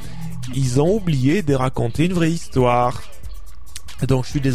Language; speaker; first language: French; native; French